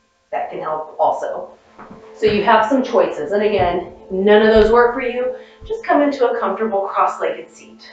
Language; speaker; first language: English; native; English